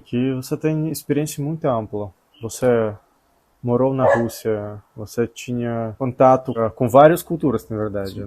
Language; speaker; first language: Portuguese; non-native, fluent; Russian